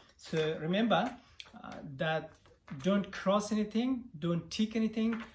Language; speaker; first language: English; non-native, fluent; Persian